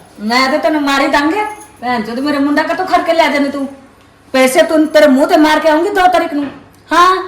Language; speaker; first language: Punjabi; non-native, local second language; Bhojpuri